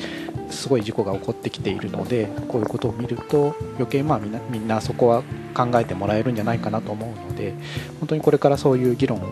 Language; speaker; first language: Japanese; native; Japanese